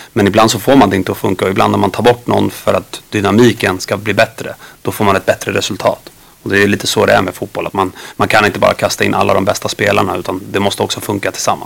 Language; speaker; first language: Swedish; native; Swedish